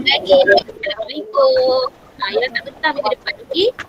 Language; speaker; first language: Malay; native; Malay